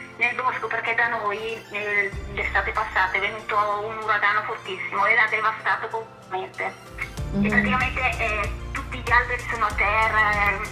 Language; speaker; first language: Italian; native; Italian